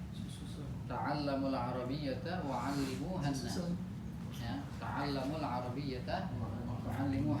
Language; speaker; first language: Arabic; non-native, fluent; Indonesian